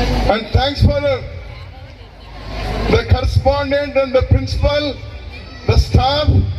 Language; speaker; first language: English; non-native, local second language; Telugu